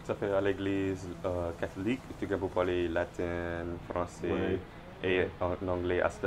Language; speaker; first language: French; non-native, learner; English